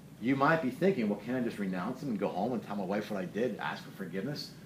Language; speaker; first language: English; native; English